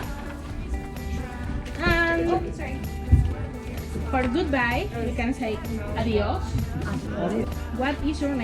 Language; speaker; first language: English; non-native, learner; Spanish